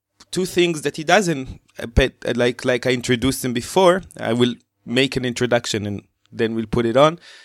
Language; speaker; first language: English; non-native, fluent; Hebrew